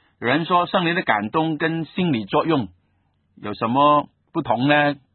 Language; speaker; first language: Chinese; non-native, local second language; Cantonese